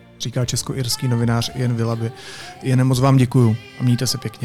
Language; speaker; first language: Czech; native; Czech